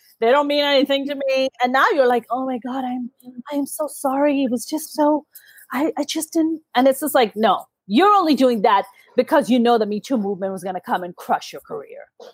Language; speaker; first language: English; early bilingual, other home language; Urdu